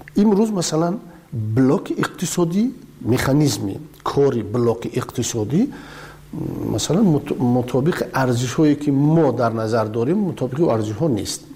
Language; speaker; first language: Persian; native; Persian